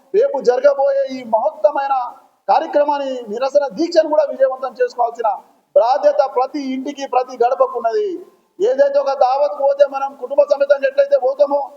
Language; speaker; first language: Telugu; non-native, local second language; Lambadi